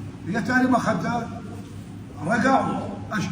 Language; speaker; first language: Arabic; native; Arabic